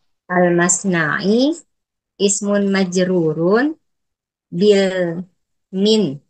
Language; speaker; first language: Arabic; non-native, learner; Indonesian